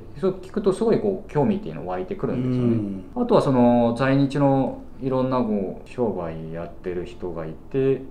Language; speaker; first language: Japanese; non-native, fluent; Korean